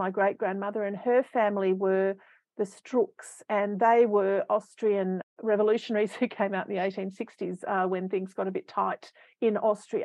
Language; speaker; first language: English; native; English